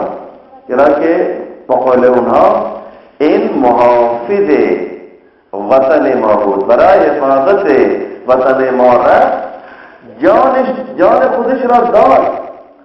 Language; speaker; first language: Persian; non-native, fluent; Urdu